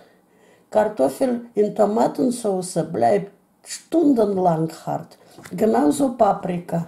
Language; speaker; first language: German; non-native, fluent; Russian